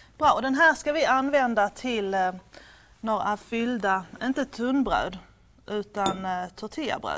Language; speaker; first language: Swedish; native; Swedish